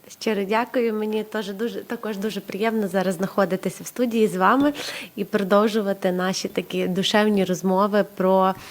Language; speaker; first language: Ukrainian; native; Ukrainian